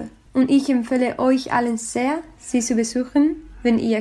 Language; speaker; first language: German; non-native, learner; Spanish